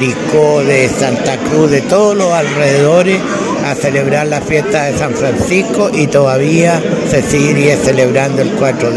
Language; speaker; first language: Spanish; native; Spanish